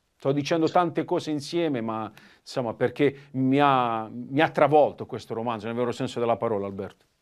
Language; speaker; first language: Italian; native; Italian